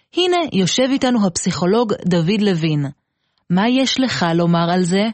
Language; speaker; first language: Hebrew; native; Hebrew